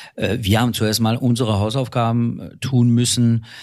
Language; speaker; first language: German; non-native, fluent; French